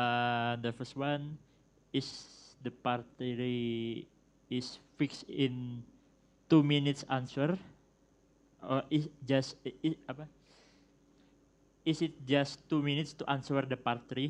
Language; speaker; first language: English; non-native, learner; Indonesian